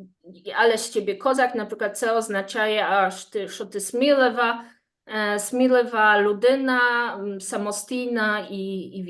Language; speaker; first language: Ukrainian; non-native, fluent; Polish